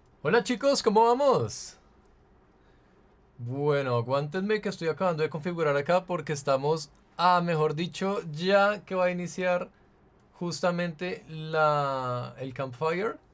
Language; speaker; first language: Spanish; native; Spanish